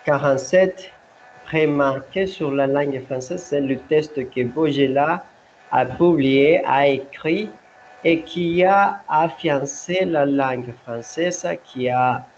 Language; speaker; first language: French; non-native, learner; Spanish